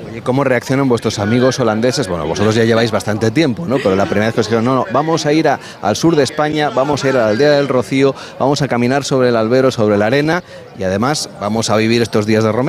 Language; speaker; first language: Spanish; native; Spanish